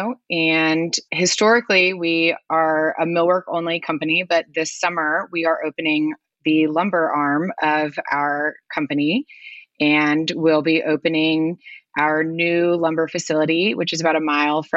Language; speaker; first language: English; native; English